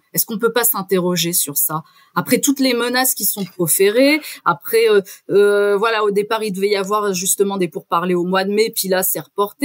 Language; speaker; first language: French; native; French